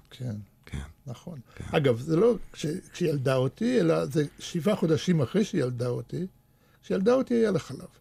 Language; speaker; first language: Hebrew; early bilingual, other home language; Russian